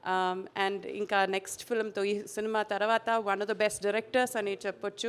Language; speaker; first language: Telugu; non-native, fluent; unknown